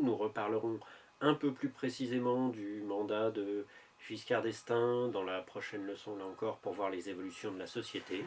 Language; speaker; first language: French; native; French